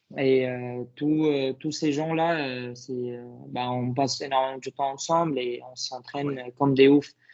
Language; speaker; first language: French; non-native, fluent; Arabic